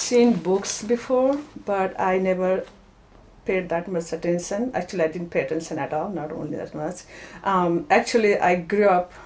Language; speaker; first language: English; non-native, local second language; Nepali